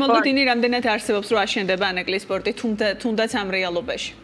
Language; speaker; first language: Georgian; native; Georgian